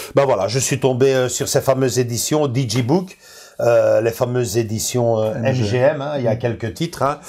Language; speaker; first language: French; native; French